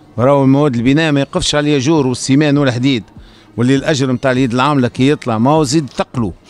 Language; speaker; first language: Arabic; native; Arabic